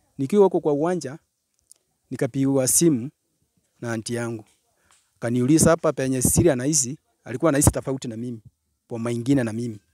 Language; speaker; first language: Swahili; non-native, local second language; Gusii